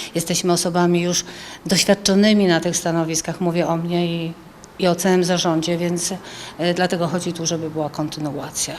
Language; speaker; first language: Polish; native; Polish